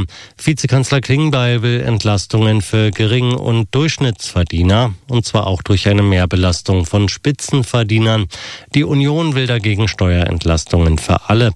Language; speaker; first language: German; native; German